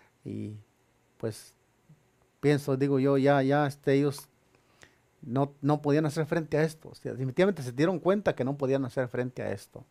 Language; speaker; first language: Spanish; native; Spanish